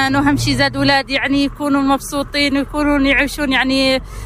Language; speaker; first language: Arabic; native; Arabic